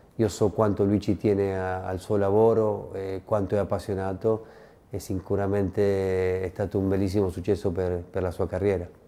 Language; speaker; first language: Italian; non-native, fluent; Spanish